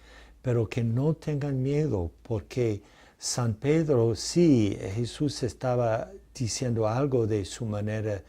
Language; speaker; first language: Spanish; non-native, fluent; English